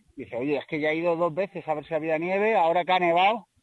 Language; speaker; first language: Spanish; native; Spanish